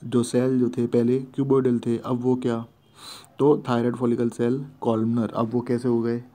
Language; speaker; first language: Hindi; non-native, local second language; Gujarati